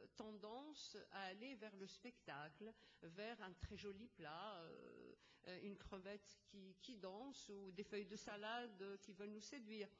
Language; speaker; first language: French; non-native, local second language; Arabic